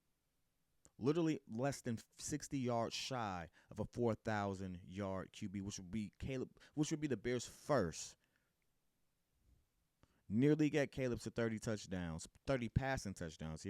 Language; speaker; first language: English; native; English